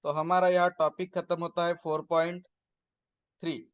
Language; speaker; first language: Hindi; non-native, local second language; Marathi